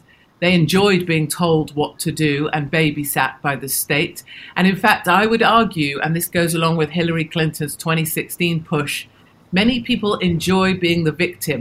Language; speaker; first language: English; native; English